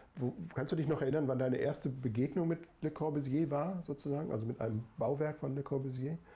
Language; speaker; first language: German; native; German